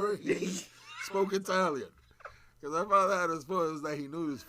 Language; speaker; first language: English; native; English